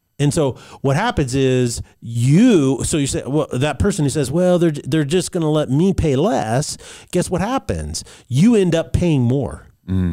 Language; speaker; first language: English; native; English